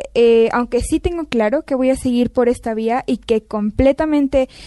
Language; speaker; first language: Spanish; native; Spanish